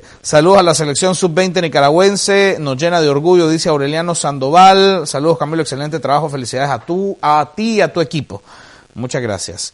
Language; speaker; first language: Spanish; native; Spanish